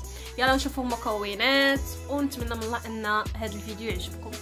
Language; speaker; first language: Arabic; native; Arabic